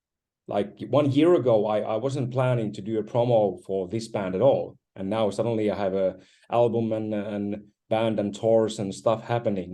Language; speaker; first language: English; non-native, fluent; Finnish